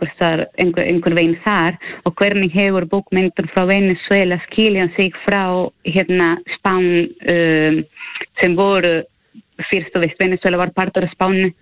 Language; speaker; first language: Icelandic; non-native, learner; Spanish